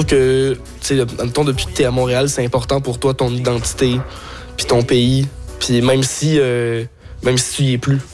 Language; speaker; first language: French; native; French